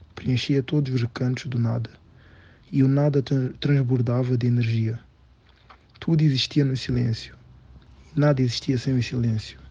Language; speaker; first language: Portuguese; native; Portuguese